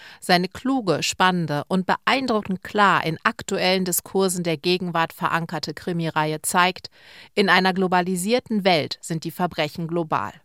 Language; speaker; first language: German; native; German